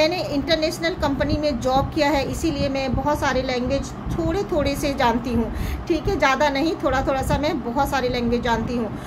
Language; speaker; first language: Hindi; native; Hindi